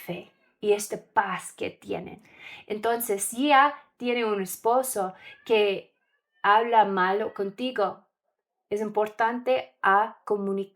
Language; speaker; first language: Spanish; non-native, learner; English